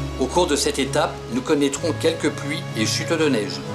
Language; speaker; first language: French; native; French